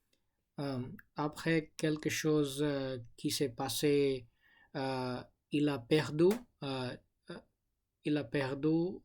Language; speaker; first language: French; non-native, learner; English